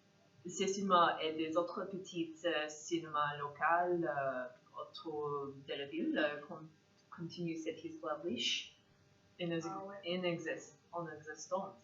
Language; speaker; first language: French; non-native, learner; English